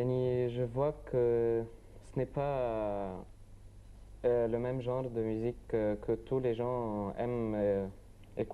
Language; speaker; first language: French; non-native, learner; Arabic